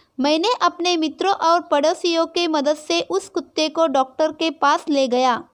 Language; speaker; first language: Hindi; non-native, local second language; Marathi